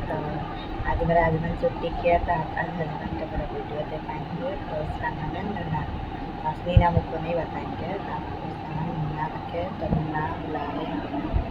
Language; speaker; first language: Hindi; non-native, local second language; Bangla